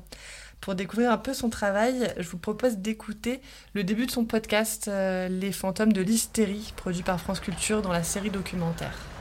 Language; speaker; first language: French; native; French